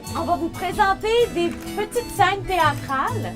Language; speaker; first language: French; native; French